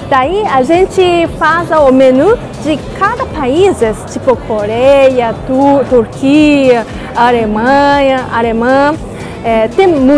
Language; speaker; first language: Portuguese; non-native, learner; Japanese